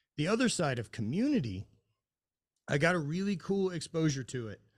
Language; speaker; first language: English; native; English